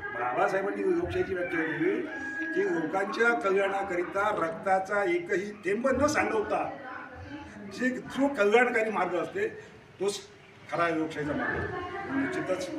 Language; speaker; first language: Marathi; native; Marathi